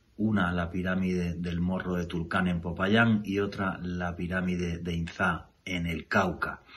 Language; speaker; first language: Spanish; native; Spanish